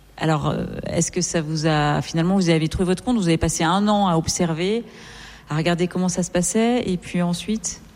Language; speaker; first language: French; native; French